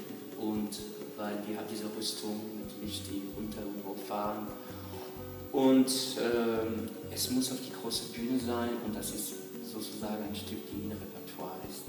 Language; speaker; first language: German; non-native, fluent; French